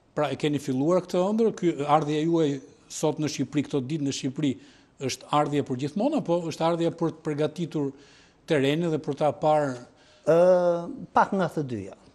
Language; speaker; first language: Albanian; native; Albanian